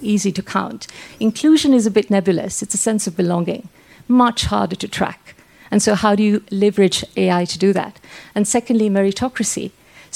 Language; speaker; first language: English; non-native, local second language; Sinhala